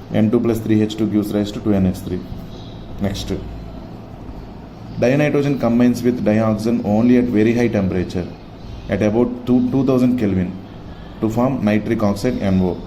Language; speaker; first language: English; non-native, local second language; Telugu